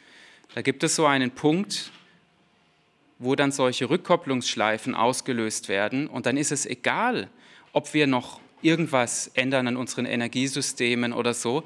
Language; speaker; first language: German; native; German